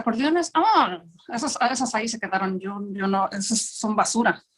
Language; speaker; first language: Spanish; native; Spanish